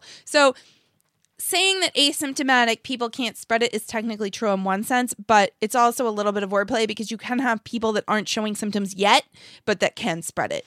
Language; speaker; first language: English; native; English